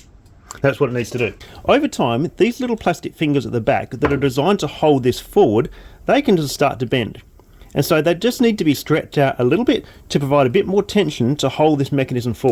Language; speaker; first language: English; native; English